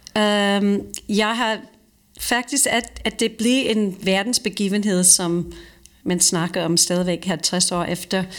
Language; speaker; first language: Danish; non-native, fluent; English